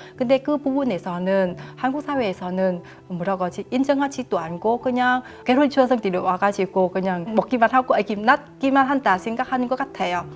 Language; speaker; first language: Korean; non-native, fluent; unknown